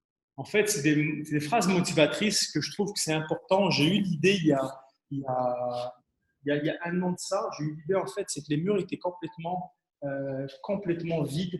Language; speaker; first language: French; early bilingual, other home language; Arabic